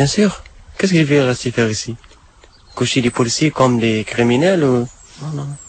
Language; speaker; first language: French; non-native, learner; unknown